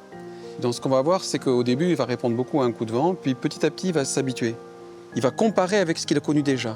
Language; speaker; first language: French; native; French